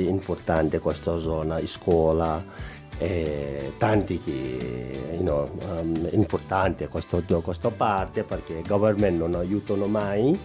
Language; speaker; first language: Italian; non-native, learner; Nepali